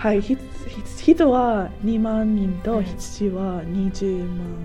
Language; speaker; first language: Japanese; non-native, learner; English